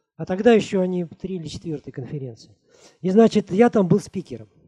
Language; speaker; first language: Russian; native; Russian